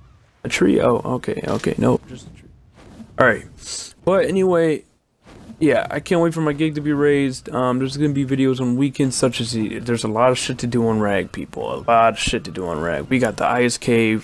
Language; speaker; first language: English; native; English